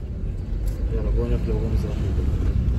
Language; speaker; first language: Hebrew; native; Hebrew